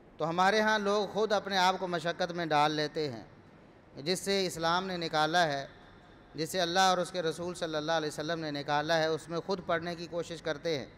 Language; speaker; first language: Urdu; non-native, local second language; Punjabi